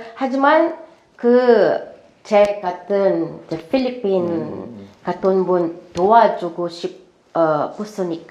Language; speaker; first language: Korean; non-native, learner; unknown